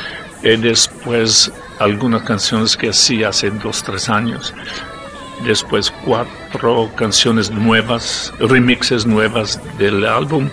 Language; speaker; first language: Spanish; non-native, learner; Italian